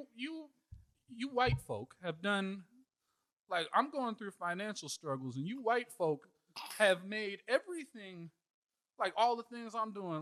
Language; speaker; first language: English; native; English